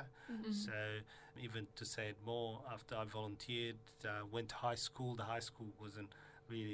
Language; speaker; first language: English; non-native, fluent; Somali